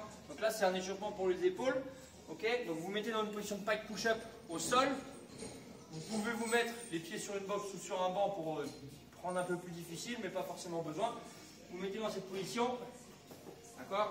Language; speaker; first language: French; native; French